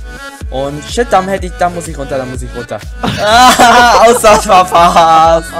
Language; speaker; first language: German; native; German